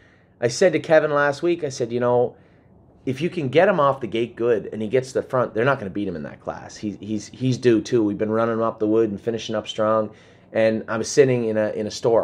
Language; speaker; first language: English; native; English